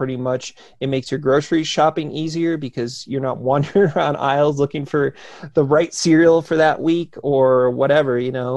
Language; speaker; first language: English; native; English